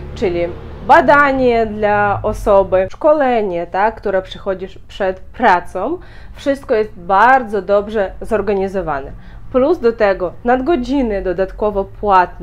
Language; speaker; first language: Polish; non-native, fluent; Ukrainian